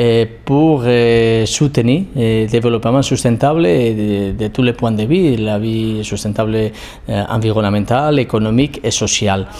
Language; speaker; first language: French; non-native, fluent; Spanish